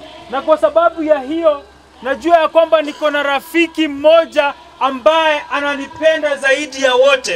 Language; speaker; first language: Swahili; native; Swahili